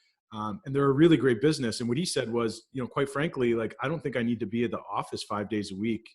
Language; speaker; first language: English; native; English